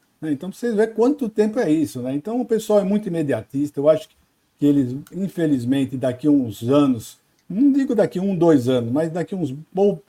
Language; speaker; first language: Portuguese; native; Portuguese